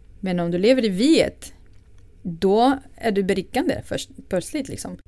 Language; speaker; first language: Swedish; non-native, fluent; Portuguese